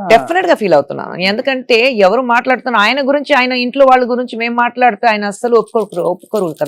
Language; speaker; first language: Telugu; non-native, fluent; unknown